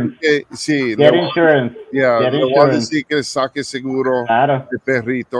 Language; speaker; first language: Spanish; early bilingual, heritage; English